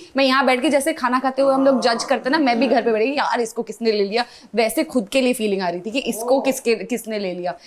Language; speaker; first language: Hindi; non-native, local second language; English